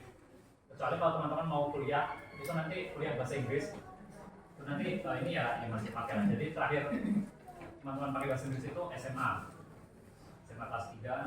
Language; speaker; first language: Indonesian; native; Indonesian